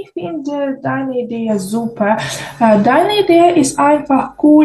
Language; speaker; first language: German; non-native, fluent; Ukrainian